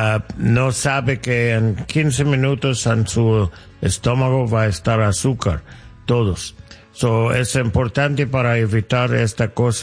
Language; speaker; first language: Spanish; non-native, learner; English